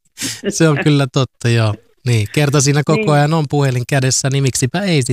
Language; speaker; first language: Finnish; native; Finnish